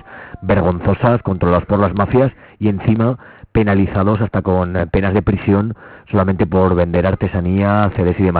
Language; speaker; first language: Spanish; native; Spanish